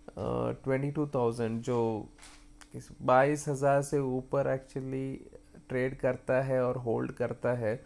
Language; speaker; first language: Hindi; non-native, local second language; Kannada